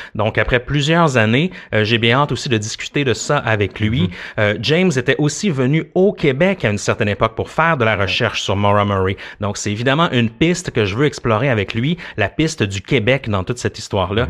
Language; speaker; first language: French; native; French